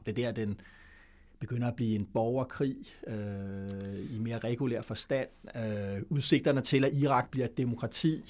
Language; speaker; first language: Danish; native; Danish